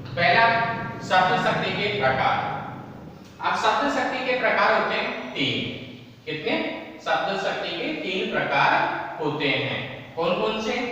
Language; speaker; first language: Hindi; native; Hindi